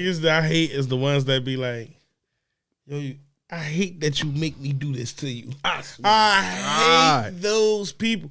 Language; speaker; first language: English; native; English